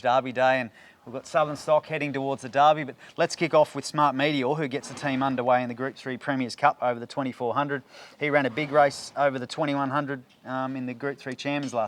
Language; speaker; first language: English; native; English